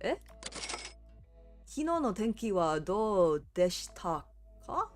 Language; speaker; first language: Japanese; non-native, learner; English